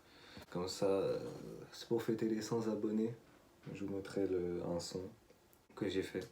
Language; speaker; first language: French; native; French